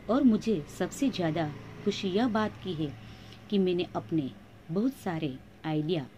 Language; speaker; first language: Hindi; non-native, local second language; Gujarati